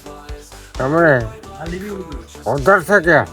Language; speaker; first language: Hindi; non-native, local second language; Assamese